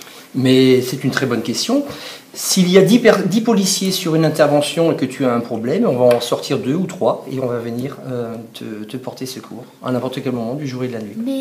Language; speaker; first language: French; native; French